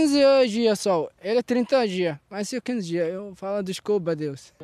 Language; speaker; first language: Portuguese; non-native, learner; Arabic